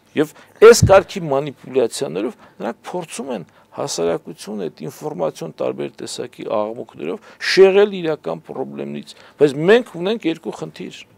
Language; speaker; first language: Armenian; native; Armenian